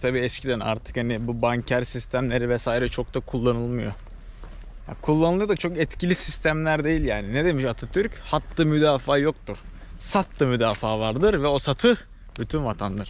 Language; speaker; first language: Turkish; native; Turkish